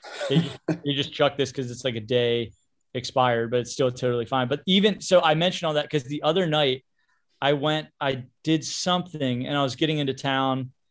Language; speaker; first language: English; native; English